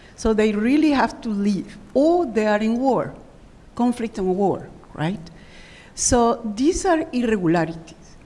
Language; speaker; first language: English; non-native, fluent; Spanish